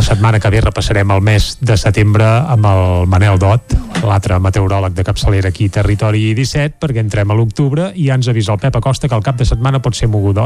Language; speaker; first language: Catalan; native; Catalan